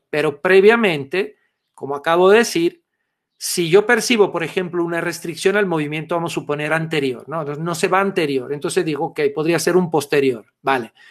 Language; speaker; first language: Spanish; non-native, fluent; Italian